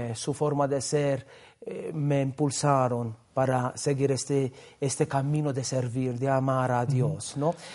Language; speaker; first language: Spanish; non-native, fluent; Maltese